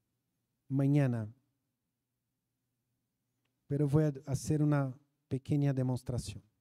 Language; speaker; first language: Spanish; non-native, fluent; Portuguese